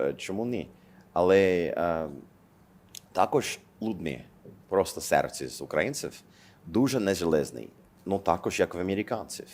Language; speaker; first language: Ukrainian; non-native, learner; English